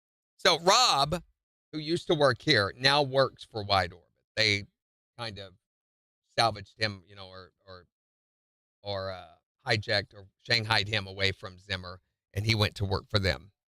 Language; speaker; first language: English; native; English